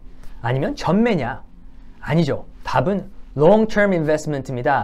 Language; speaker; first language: Korean; native; Korean